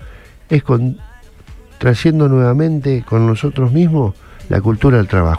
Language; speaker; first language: Spanish; native; Spanish